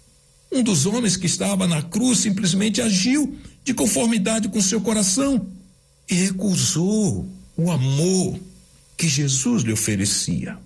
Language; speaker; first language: Portuguese; native; Portuguese